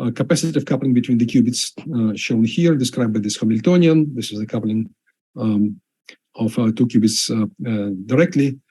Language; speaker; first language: English; non-native, fluent; Russian